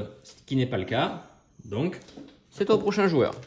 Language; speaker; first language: French; native; French